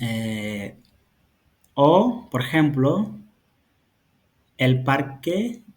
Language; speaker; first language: Spanish; non-native, fluent; Fula